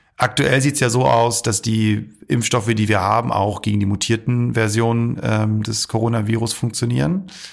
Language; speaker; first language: German; early bilingual, other home language; Arabic